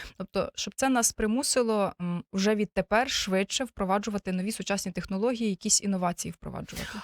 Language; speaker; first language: Ukrainian; native; Ukrainian